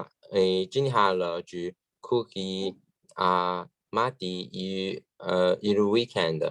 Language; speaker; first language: French; non-native, learner; Chinese